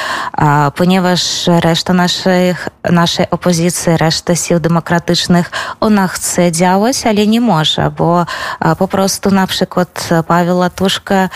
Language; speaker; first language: Polish; non-native, fluent; Belarusian